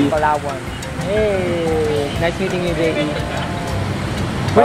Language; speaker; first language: English; non-native, local second language; Filipino